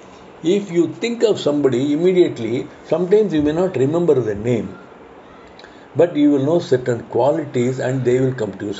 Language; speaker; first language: English; non-native, local second language; Tamil